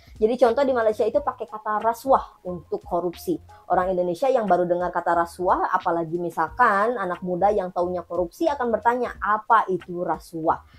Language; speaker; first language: Indonesian; native; Indonesian